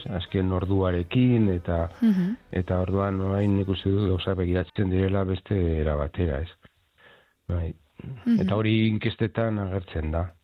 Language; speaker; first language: Basque; native; Basque